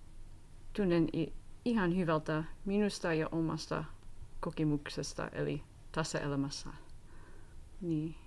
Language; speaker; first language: Finnish; non-native, learner; English